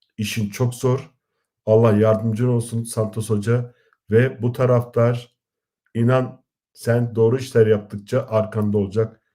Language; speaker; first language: Turkish; native; Turkish